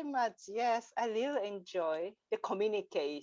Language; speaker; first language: English; non-native, learner; Japanese